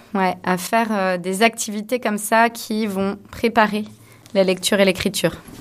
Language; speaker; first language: French; native; French